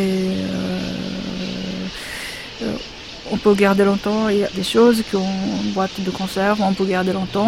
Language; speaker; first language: French; non-native, learner; Japanese